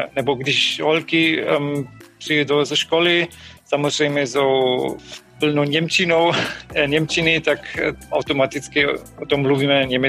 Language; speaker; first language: Czech; non-native, fluent; German